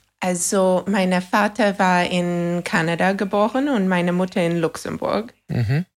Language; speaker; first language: German; non-native, fluent; English